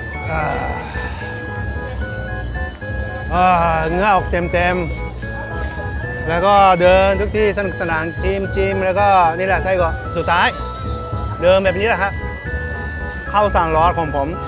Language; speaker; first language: Thai; non-native, fluent; Japanese